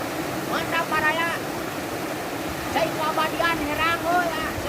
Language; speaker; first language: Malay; non-native, local second language; Sundanese